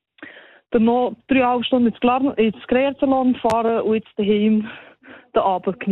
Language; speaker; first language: German; native; German